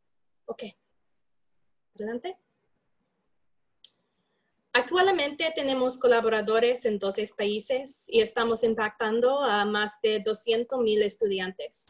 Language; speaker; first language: Spanish; non-native, fluent; English